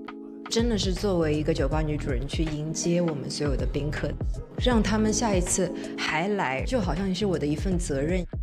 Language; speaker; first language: Chinese; native; Chinese